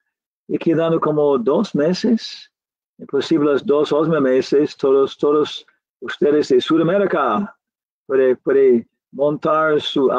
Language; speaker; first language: Spanish; non-native, learner; English